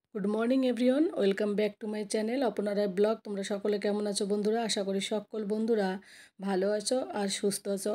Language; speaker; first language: Hindi; non-native, local second language; Bangla